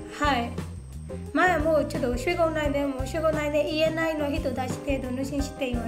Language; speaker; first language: Japanese; non-native, learner; Burmese